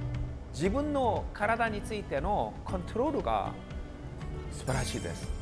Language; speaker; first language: Japanese; non-native, fluent; Korean